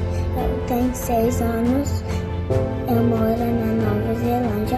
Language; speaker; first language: Portuguese; early bilingual, heritage; Portuguese